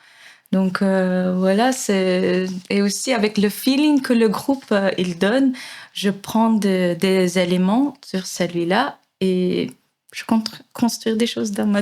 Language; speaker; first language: French; non-native, fluent; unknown